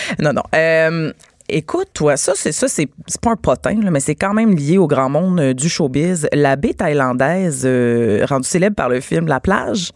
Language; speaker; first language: French; native; French